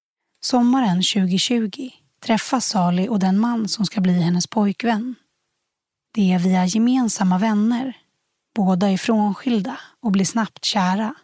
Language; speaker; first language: Swedish; native; Swedish